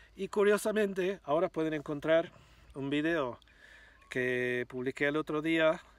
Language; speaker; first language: Spanish; non-native, fluent; English